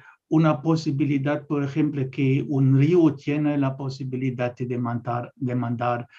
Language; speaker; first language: Spanish; non-native, fluent; German